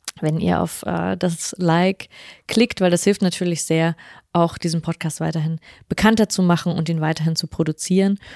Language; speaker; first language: German; native; German